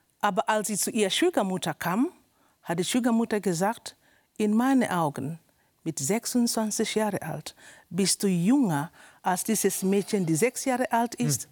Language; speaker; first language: German; non-native, learner; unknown